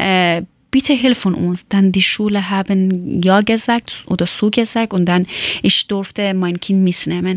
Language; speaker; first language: German; non-native, learner; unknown